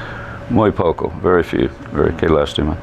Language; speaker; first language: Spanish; non-native, fluent; English